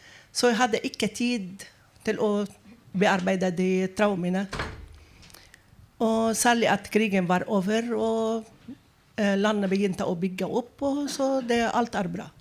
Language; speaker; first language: Norwegian; non-native, fluent; Arabic